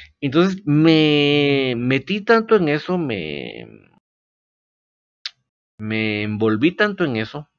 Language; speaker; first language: Spanish; native; Spanish